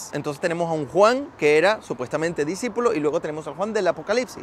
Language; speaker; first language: Spanish; native; Spanish